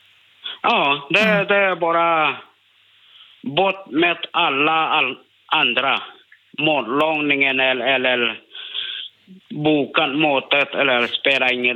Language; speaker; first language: Swedish; non-native, learner; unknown